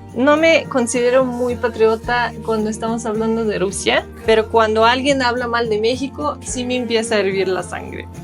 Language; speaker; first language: Spanish; non-native, fluent; Russian